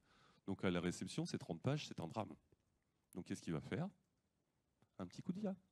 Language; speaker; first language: French; native; French